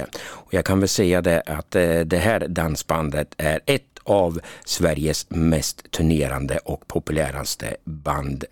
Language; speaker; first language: Swedish; native; Swedish